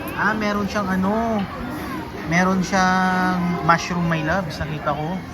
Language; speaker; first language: Filipino; native; Filipino